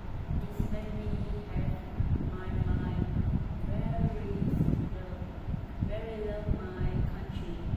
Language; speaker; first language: English; non-native, learner; Vietnamese